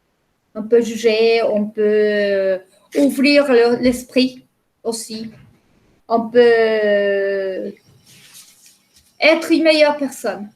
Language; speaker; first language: French; non-native, fluent; Spanish